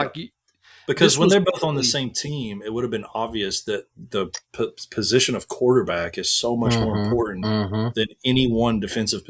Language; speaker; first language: English; native; English